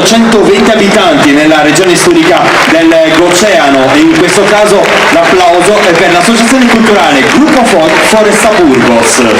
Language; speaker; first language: Italian; native; Italian